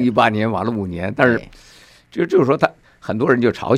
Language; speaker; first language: Chinese; native; Chinese